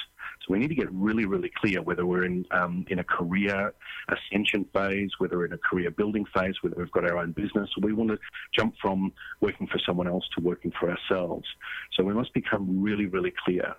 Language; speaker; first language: English; native; English